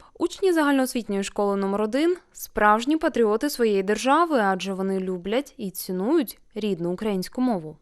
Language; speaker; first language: Ukrainian; native; Ukrainian